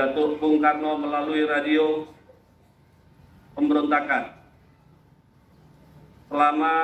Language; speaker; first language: Indonesian; native; Indonesian